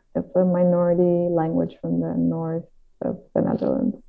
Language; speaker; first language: English; non-native, fluent; Dutch